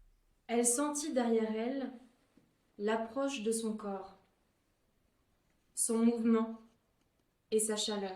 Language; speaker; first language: French; native; French